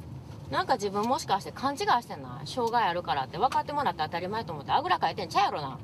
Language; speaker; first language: Japanese; native; Japanese